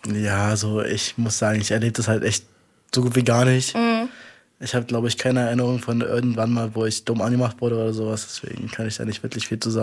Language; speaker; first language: German; native; German